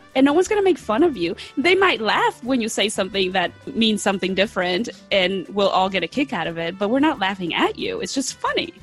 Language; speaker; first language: English; early bilingual, other home language; Spanish